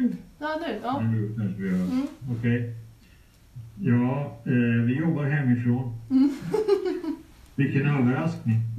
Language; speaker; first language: Swedish; native; Swedish